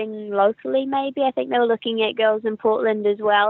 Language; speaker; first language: English; native; English